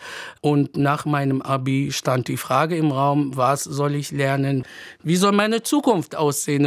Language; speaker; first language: German; non-native, fluent; Arabic